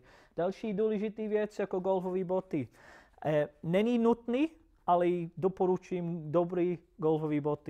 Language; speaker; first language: Czech; non-native, fluent; English